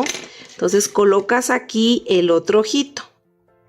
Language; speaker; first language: Spanish; native; Spanish